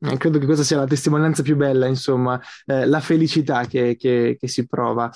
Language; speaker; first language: Italian; native; Italian